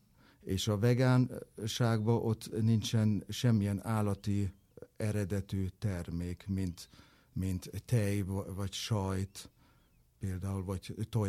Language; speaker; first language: Hungarian; non-native, fluent; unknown